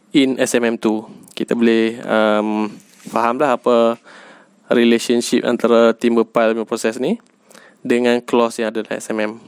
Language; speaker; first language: English; non-native, local second language; Malay